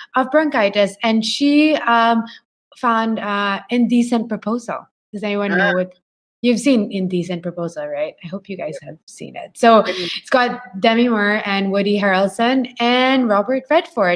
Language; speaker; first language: English; non-native, local second language; Filipino